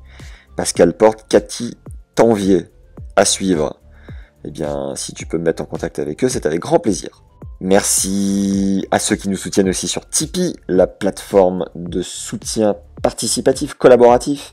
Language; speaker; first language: French; native; French